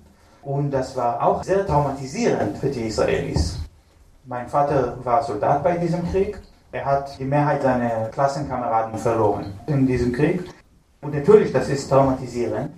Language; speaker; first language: German; non-native, fluent; Hebrew